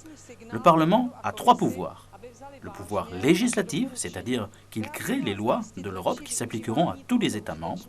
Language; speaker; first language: French; native; French